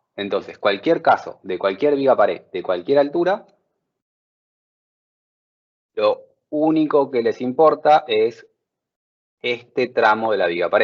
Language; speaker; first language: Spanish; native; Spanish